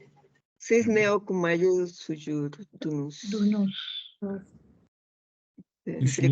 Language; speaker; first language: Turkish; non-native, learner; Spanish